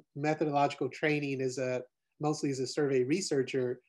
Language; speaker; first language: English; native; English